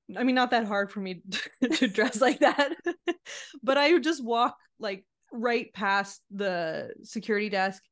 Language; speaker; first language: English; native; English